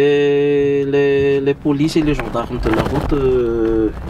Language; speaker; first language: French; non-native, local second language; Malagasy